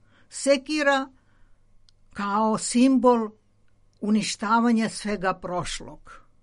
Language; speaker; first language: Croatian; non-native, fluent; Georgian